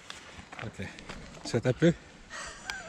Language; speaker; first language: French; native; French